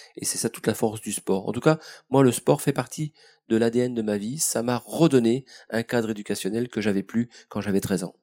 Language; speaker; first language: French; native; French